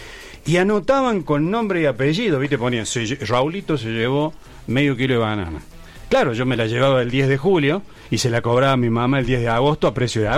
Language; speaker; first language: Spanish; native; Spanish